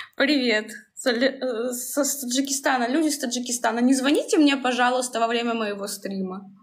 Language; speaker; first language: Russian; native; Russian